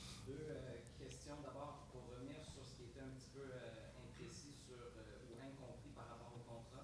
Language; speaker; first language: French; native; French